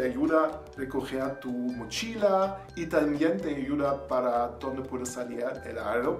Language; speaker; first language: Spanish; non-native, learner; German